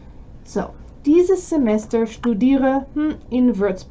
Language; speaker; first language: German; non-native, fluent; English